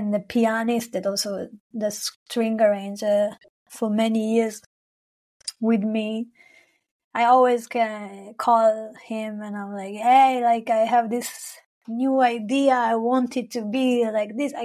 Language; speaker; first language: English; non-native, fluent; Hebrew